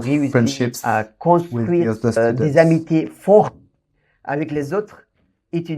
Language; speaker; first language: French; non-native, fluent; Persian